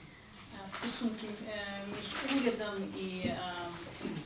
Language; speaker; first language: Ukrainian; early bilingual, heritage; Ukrainian